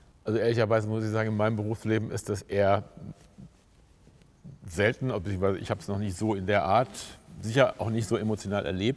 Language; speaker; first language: German; native; German